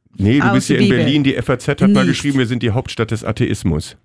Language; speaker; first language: German; native; German